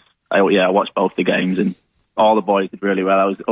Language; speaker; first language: English; native; English